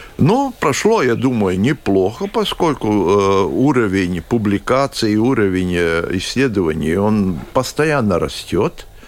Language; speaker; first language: Russian; non-native, local second language; Latvian